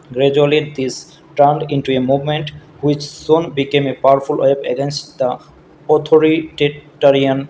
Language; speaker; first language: English; non-native, local second language; Bangla